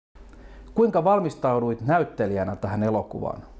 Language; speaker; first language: Finnish; native; Finnish